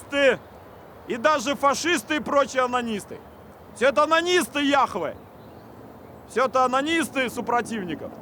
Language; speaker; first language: Russian; native; Russian